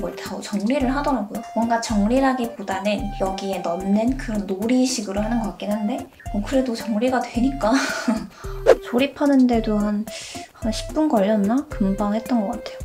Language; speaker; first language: Korean; non-native, fluent; Japanese